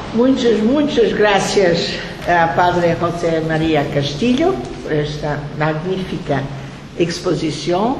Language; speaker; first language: Spanish; non-native, fluent; Portuguese